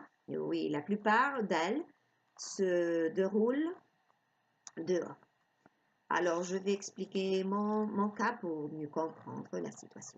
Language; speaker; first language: French; non-native, fluent; Spanish